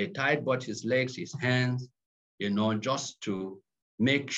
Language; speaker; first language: English; non-native, local second language; Hausa